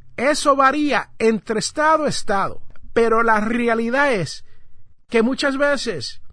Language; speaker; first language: Spanish; native; Spanish